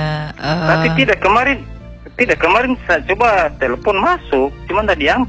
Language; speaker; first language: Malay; non-native, local second language; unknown